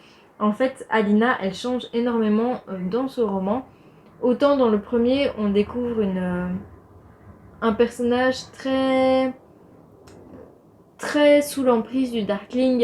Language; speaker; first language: French; native; French